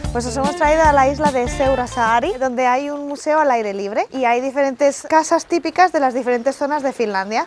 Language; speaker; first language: Spanish; native; Spanish